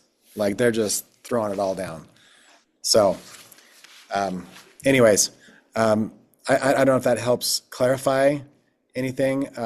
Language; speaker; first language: English; native; English